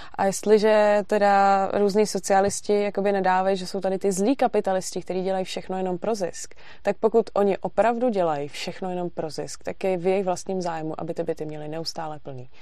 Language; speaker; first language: Czech; native; Czech